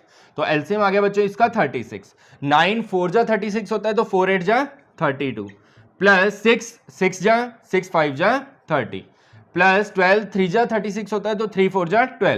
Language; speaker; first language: Hindi; native; Hindi